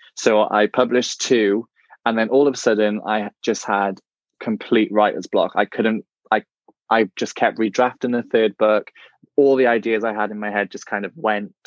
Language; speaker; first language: English; native; English